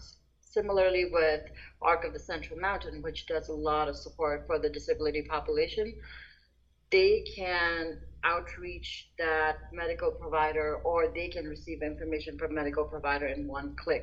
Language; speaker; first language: English; non-native, local second language; Nepali